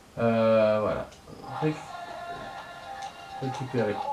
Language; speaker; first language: French; native; French